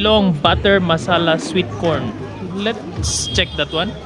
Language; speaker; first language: English; non-native, local second language; Filipino